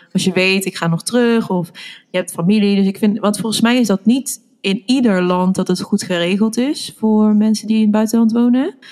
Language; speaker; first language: Dutch; native; Dutch